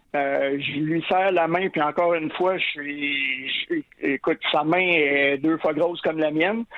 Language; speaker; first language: French; native; French